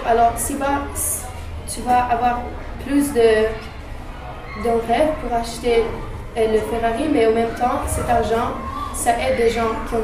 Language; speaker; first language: French; non-native, learner; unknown